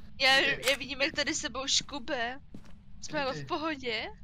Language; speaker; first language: Czech; native; Czech